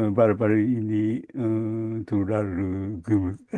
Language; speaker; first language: Indonesian; non-native, learner; Japanese